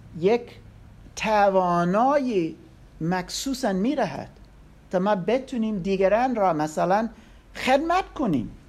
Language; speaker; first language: Persian; non-native, learner; English